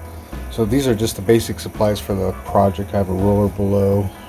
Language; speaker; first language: English; native; English